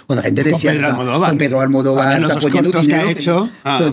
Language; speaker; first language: Spanish; non-native, fluent; French